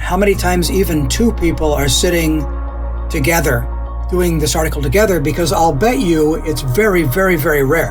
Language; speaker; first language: English; native; English